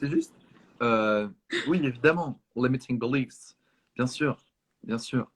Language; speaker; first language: French; non-native, fluent; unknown